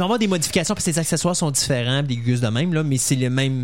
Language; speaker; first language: French; native; French